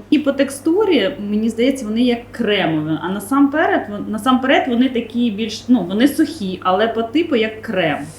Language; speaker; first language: Ukrainian; non-native, local second language; Russian